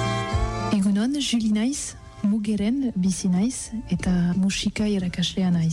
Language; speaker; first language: Basque; non-native, learner; French